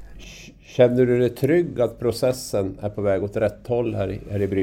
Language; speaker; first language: Swedish; native; Swedish